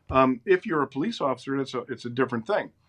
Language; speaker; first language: English; native; English